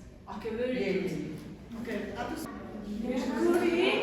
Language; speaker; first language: English; non-native, fluent; Mongolian